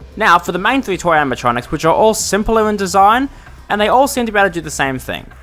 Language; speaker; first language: English; native; English